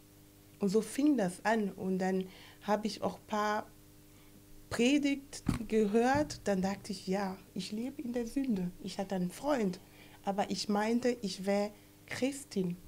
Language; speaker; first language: German; non-native, fluent; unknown